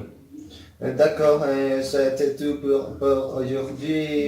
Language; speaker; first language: French; non-native, learner; Spanish